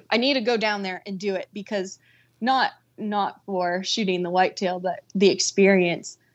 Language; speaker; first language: English; native; English